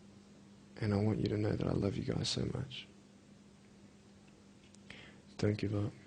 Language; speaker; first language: English; native; English